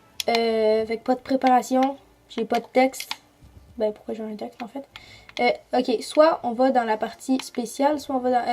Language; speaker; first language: French; native; French